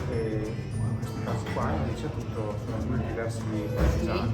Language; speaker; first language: Italian; native; Italian